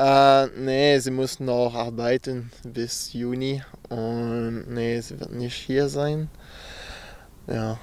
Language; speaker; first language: German; non-native, learner; French